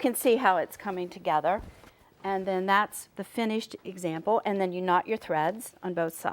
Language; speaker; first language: English; native; English